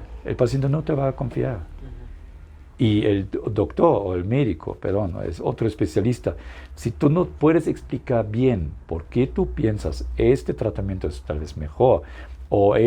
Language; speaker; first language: Spanish; non-native, fluent; German